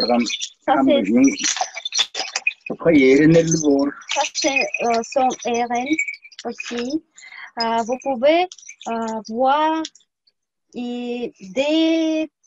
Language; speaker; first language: French; non-native, fluent; Tuvinian